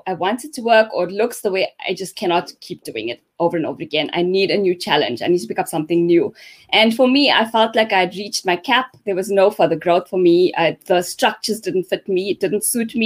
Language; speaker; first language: English; native; English